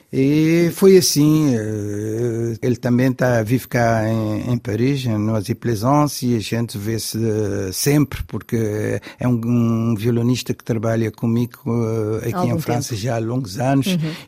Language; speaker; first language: Portuguese; non-native, local second language; Kabuverdianu